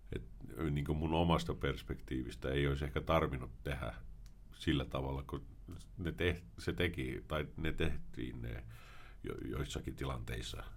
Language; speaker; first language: Finnish; early bilingual, heritage; Finnish